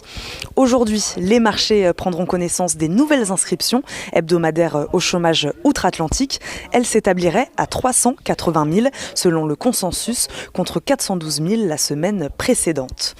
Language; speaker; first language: French; native; French